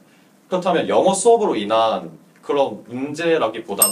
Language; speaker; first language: Korean; native; Korean